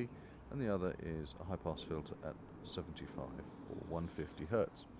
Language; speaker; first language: English; native; English